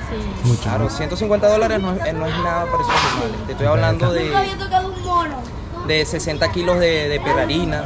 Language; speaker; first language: Spanish; native; Spanish